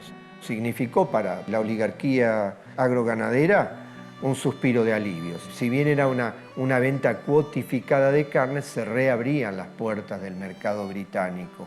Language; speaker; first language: Spanish; native; Spanish